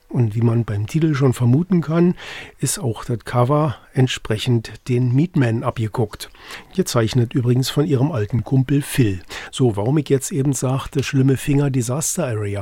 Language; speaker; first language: German; native; German